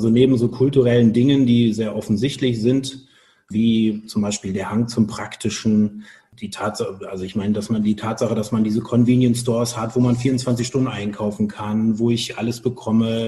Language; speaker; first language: German; native; German